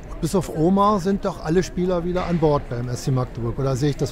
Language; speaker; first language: German; native; German